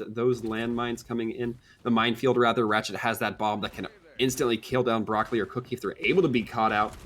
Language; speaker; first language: English; native; English